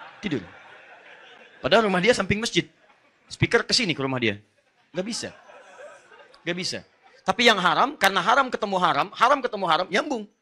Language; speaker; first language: Indonesian; non-native, fluent; Arabic